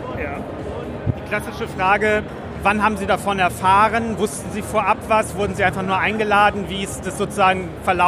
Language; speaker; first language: German; native; German